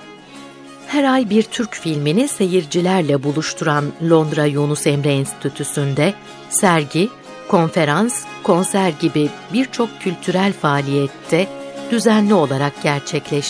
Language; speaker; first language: Turkish; native; Turkish